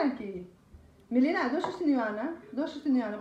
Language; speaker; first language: Greek; non-native, fluent; Russian